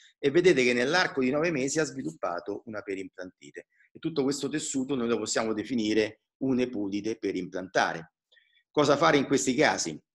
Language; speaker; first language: Italian; native; Italian